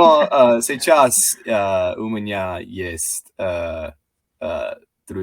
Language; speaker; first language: Russian; non-native, learner; English